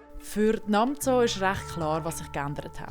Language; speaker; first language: German; native; German